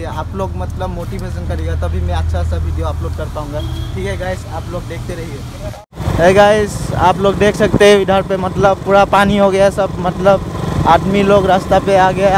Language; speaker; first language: Hindi; non-native, local second language; Assamese